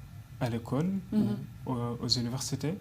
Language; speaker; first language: French; non-native, fluent; Arabic